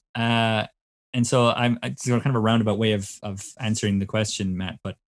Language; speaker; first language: English; native; English